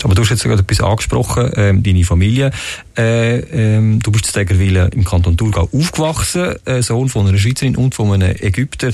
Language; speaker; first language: German; native; German